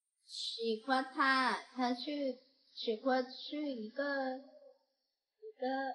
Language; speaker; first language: Chinese; non-native, learner; Lao